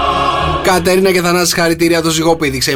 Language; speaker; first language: Greek; native; Greek